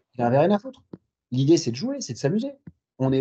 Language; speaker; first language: French; native; French